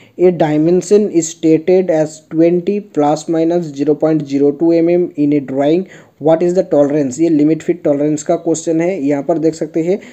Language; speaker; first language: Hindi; non-native, local second language; Bangla